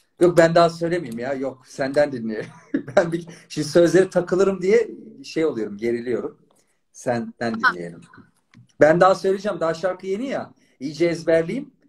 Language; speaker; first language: Turkish; native; Turkish